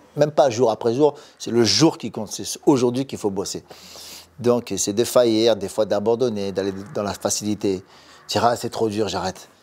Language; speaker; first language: French; native; French